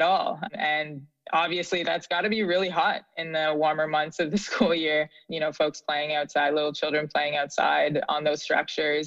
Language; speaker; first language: English; native; English